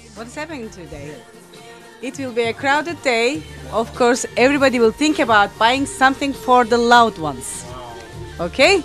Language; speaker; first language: English; non-native, learner; Greek